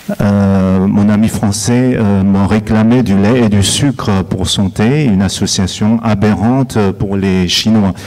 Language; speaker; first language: French; non-native, fluent; Chinese